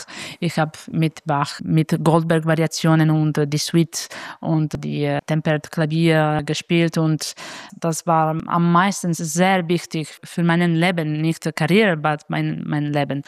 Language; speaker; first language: German; non-native, learner; Italian